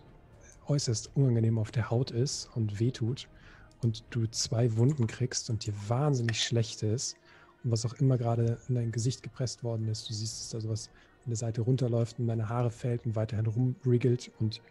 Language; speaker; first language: German; native; German